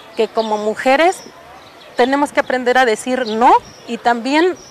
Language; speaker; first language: Spanish; native; Spanish